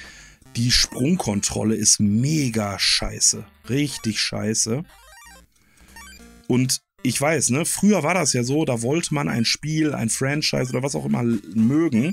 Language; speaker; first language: German; native; German